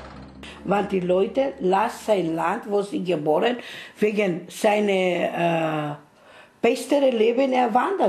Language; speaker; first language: German; non-native, learner; Romany